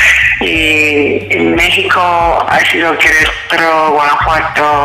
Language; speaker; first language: Spanish; non-native, fluent; English